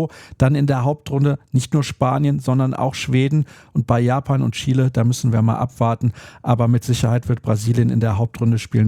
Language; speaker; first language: German; native; German